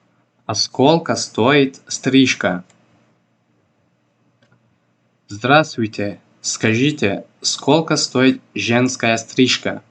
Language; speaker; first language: Russian; non-native, local second language; Tajik